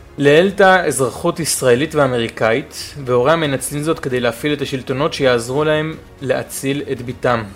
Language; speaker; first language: Hebrew; native; Hebrew